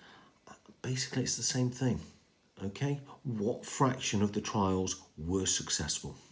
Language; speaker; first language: English; native; English